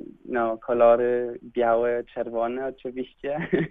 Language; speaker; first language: Polish; early bilingual, heritage; Polish